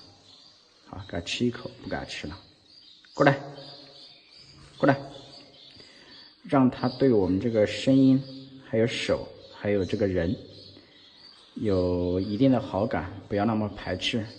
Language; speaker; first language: Chinese; native; Chinese